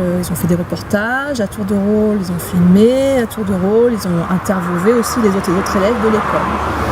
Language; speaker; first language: French; native; French